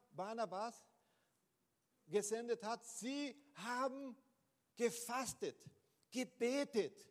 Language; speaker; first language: German; non-native, fluent; Portuguese